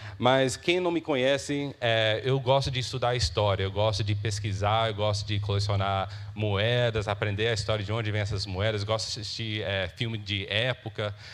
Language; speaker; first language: Portuguese; early bilingual, heritage; English